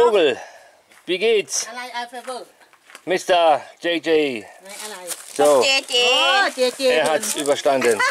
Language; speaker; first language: German; native; German